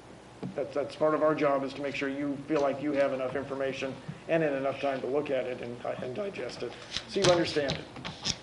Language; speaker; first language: English; native; English